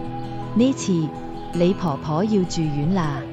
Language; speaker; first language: Cantonese; native; Cantonese